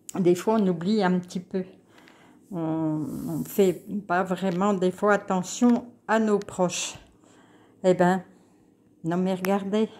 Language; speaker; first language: French; native; French